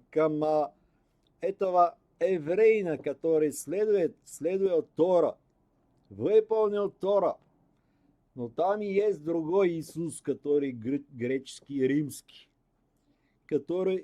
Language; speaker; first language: Russian; non-native, learner; Bulgarian